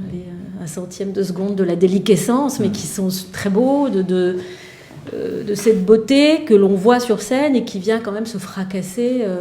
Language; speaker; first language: French; native; French